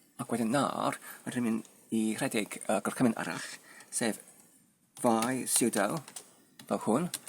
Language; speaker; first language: Welsh; non-native, learner; Polish